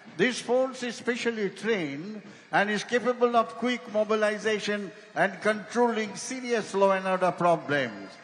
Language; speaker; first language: English; non-native, local second language; Bangla